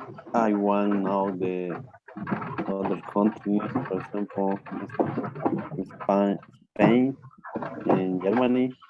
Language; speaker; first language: English; non-native, learner; Spanish